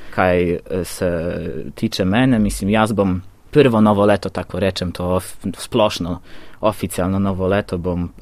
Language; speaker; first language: Slovenian; non-native, fluent; Polish